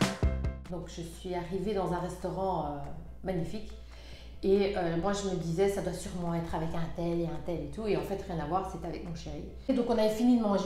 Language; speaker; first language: French; native; French